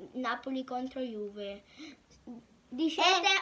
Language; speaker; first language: Italian; early bilingual, heritage; Italian